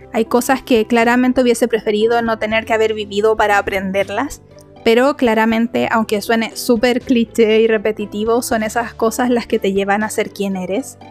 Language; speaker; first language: Spanish; native; Spanish